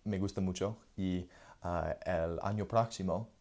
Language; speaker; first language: Spanish; non-native, learner; English